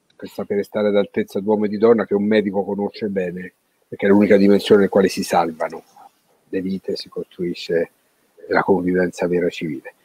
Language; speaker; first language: Italian; native; Italian